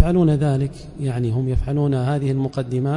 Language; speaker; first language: Arabic; native; Arabic